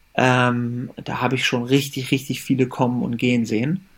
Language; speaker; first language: German; early bilingual, other home language; Persian